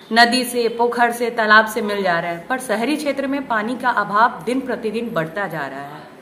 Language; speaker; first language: Hindi; native; Hindi